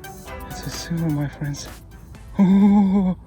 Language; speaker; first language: English; non-native, learner; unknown